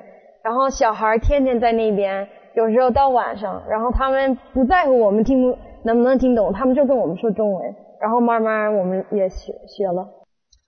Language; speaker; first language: Chinese; early bilingual, other home language; English